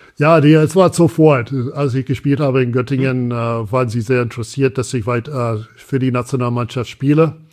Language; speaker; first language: German; early bilingual, heritage; English